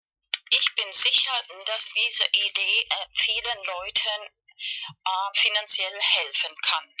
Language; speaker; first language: German; non-native, learner; Spanish